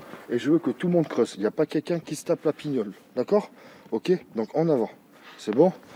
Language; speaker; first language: French; native; French